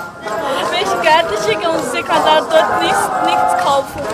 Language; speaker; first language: German; non-native, learner; Tibetan